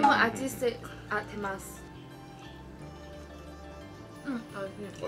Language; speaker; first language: Japanese; non-native, learner; Chinese